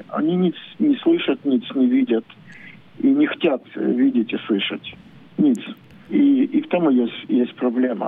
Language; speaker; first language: Polish; non-native, learner; Ukrainian